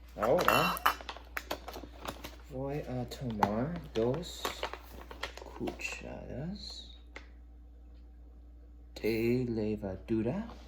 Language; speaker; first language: Spanish; non-native, learner; English